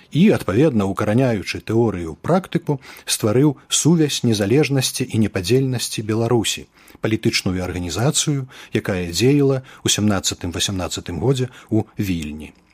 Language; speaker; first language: Belarusian; native; Belarusian